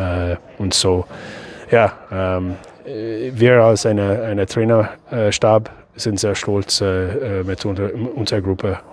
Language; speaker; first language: German; non-native, fluent; English